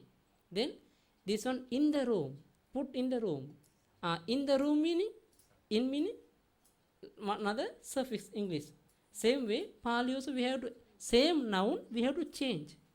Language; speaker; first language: English; non-native, learner; Sinhala